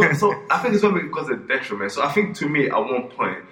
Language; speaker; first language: English; non-native, local second language; Yoruba